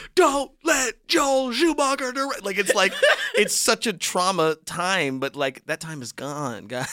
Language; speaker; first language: English; native; English